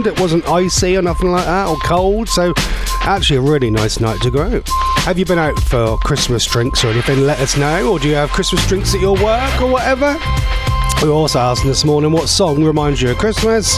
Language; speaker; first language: English; native; English